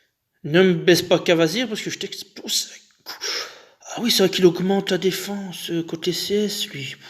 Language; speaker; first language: French; native; French